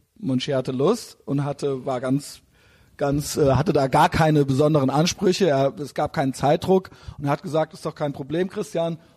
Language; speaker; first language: German; native; German